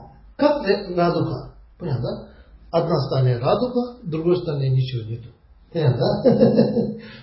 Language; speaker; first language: Russian; non-native, learner; Tibetan